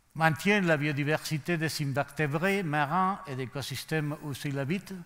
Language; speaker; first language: French; non-native, learner; Spanish